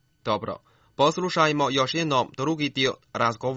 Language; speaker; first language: Croatian; non-native, fluent; Chinese